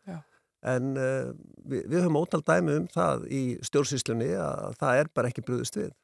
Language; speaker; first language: Icelandic; native; Icelandic